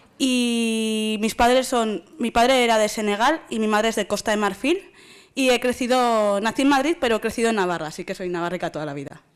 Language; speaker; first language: Spanish; early bilingual, other home language; Wolof